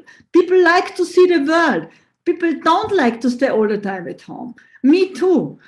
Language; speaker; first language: English; non-native, fluent; German